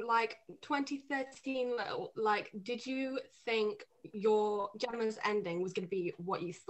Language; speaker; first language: English; non-native, fluent; Dutch